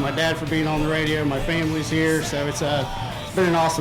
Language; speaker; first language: English; native; English